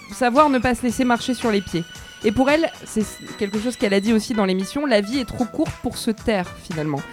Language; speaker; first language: French; native; French